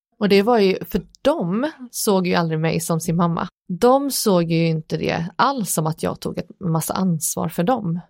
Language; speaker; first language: Swedish; early bilingual, other home language; Persian